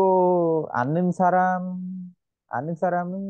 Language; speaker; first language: Korean; non-native, learner; Vietnamese